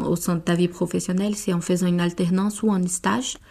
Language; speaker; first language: French; non-native, fluent; Portuguese